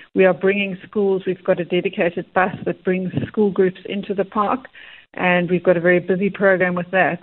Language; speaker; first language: English; native; English